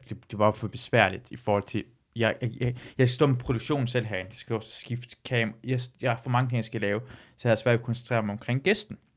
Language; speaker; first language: Danish; early bilingual, other home language; Persian